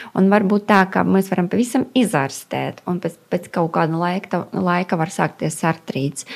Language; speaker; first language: Latvian; non-native, local second language; Russian